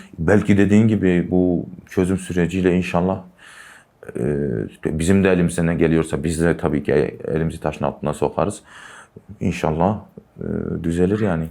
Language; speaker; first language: Turkish; non-native, local second language; Kurdish